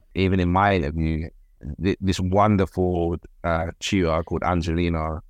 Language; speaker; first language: English; native; English